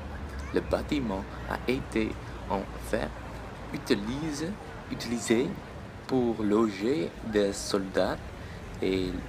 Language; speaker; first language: French; native; French